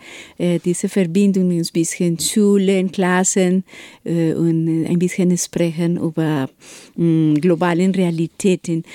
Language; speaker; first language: German; non-native, learner; Spanish